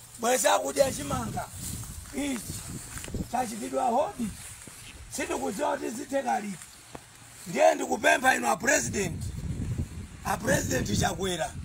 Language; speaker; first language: Nyanja; non-native, local second language; Tumbuka